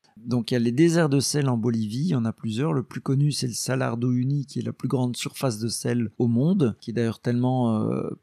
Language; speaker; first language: French; native; French